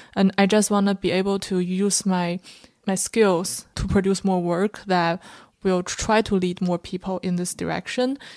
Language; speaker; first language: English; non-native, fluent; Chinese